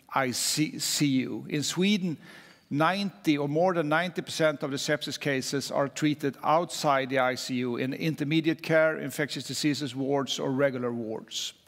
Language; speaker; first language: English; non-native, fluent; Swedish